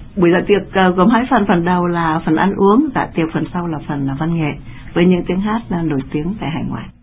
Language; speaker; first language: Vietnamese; native; Vietnamese